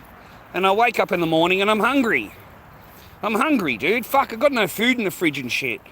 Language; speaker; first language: English; native; English